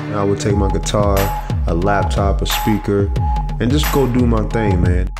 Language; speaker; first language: English; native; English